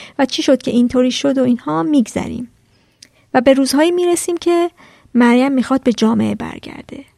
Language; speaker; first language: Persian; native; Persian